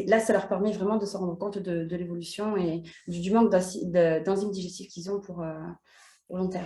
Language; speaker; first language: French; native; French